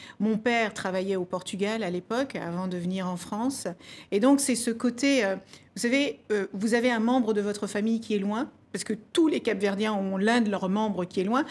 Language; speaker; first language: French; early bilingual, other home language; Kabuverdianu